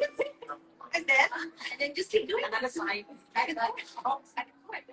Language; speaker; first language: English; non-native, learner; Thai